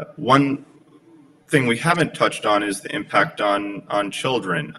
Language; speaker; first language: English; early bilingual, other home language; Polish